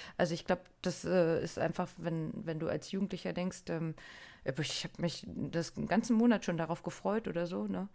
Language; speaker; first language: German; non-native, fluent; Japanese